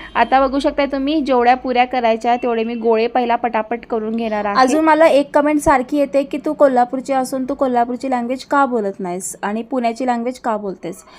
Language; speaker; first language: Marathi; early bilingual, other home language; Hindi